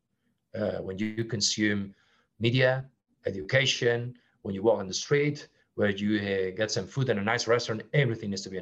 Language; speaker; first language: English; non-native, fluent; Spanish